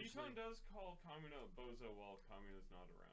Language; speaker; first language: English; native; English